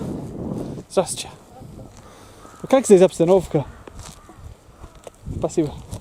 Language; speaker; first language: Russian; non-native, learner; English